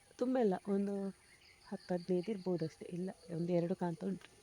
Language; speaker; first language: Kannada; non-native, local second language; Tulu